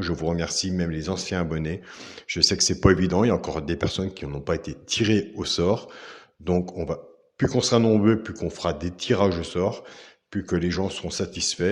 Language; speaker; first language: French; native; French